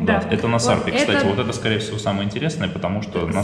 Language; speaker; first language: Russian; native; Russian